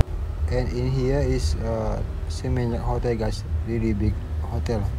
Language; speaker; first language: English; non-native, learner; Indonesian